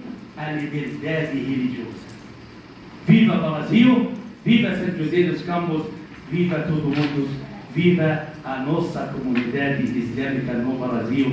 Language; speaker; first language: Portuguese; non-native, learner; Arabic